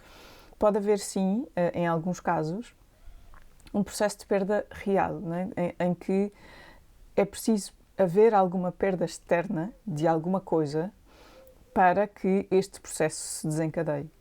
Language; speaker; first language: Portuguese; native; Portuguese